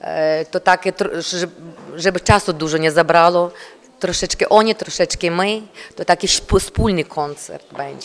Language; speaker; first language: Polish; non-native, learner; Ukrainian